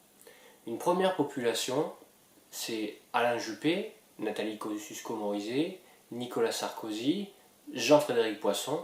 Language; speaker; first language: French; native; French